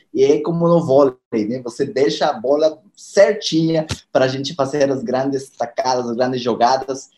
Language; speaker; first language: Portuguese; non-native, fluent; Spanish